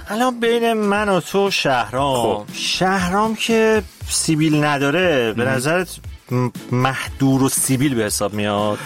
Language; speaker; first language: Persian; native; Persian